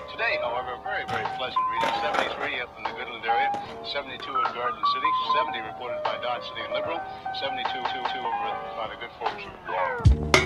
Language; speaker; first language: English; native; English